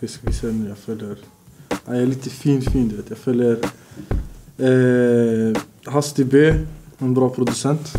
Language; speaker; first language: Swedish; early bilingual, other home language; Bosnian